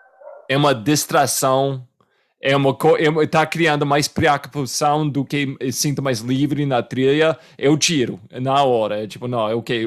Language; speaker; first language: Portuguese; non-native, fluent; English